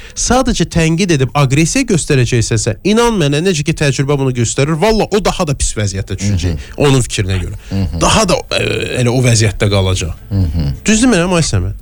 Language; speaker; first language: Azerbaijani; native; Azerbaijani